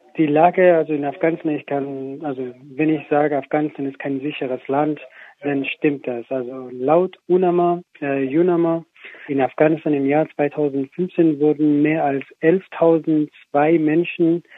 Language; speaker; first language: German; non-native, fluent; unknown